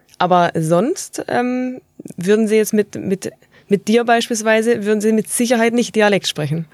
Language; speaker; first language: German; native; German